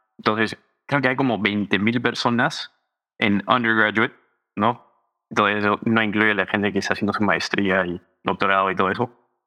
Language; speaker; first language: Spanish; early bilingual, heritage; Spanish